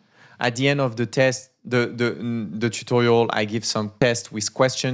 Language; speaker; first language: English; non-native, fluent; French